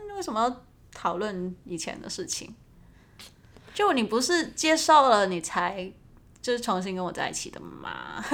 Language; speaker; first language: Chinese; non-native, fluent; Cantonese